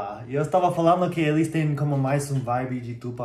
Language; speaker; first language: Portuguese; non-native, learner; English